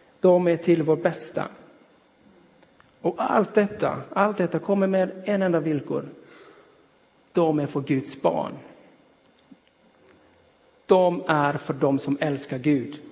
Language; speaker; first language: Swedish; non-native, fluent; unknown